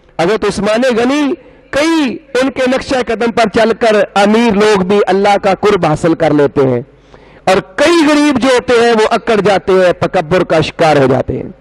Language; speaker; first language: Urdu; non-native, local second language; Punjabi